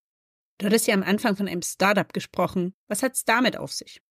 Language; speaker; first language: German; native; German